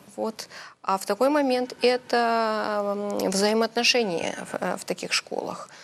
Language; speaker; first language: Russian; early bilingual, heritage; Russian